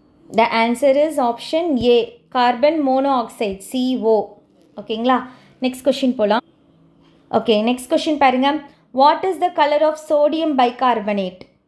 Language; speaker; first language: English; non-native, local second language; Tamil